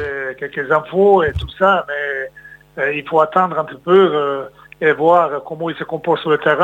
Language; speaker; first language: French; non-native, fluent; Serbian